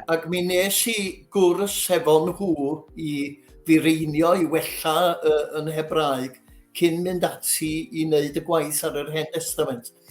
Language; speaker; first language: Welsh; native; Welsh